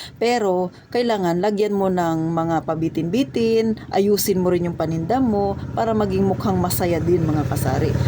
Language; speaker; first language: Filipino; non-native, local second language; Cebuano